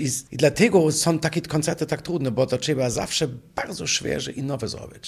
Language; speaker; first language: Polish; non-native, fluent; German